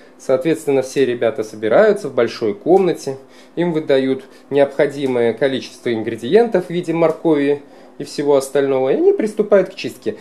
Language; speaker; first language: Russian; non-native, local second language; Kara-Kalpak